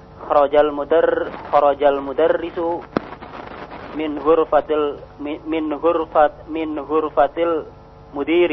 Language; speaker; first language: Arabic; non-native, learner; Indonesian